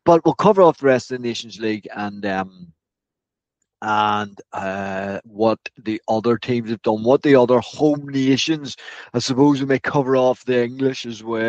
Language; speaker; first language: English; native; English